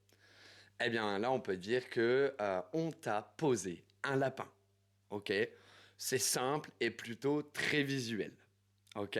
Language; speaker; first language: French; native; French